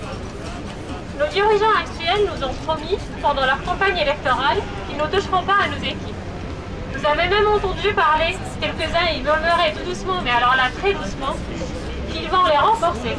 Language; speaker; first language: French; non-native, local second language; Arabic